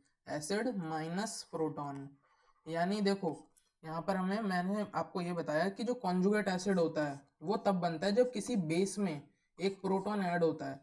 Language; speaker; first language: Hindi; native; Hindi